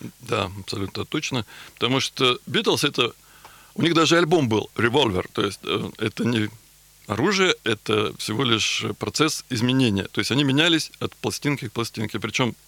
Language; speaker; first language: Russian; native; Russian